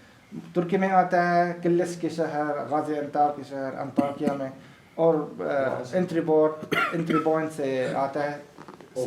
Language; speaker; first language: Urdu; non-native, learner; Arabic